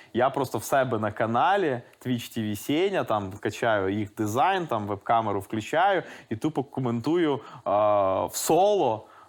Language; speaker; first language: Ukrainian; native; Ukrainian